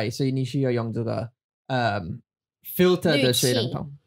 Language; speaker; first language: Chinese; non-native, learner; English